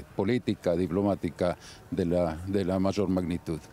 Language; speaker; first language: Spanish; native; Spanish